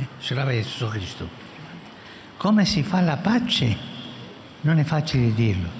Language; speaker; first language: Italian; early bilingual, heritage; Spanish